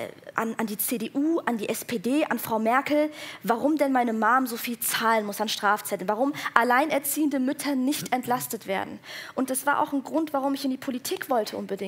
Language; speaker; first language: German; early bilingual, other home language; Persian